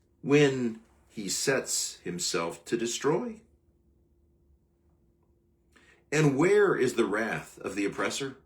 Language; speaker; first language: English; native; English